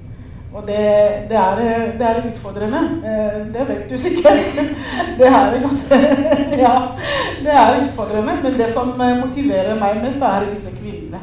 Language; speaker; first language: Norwegian; non-native, fluent; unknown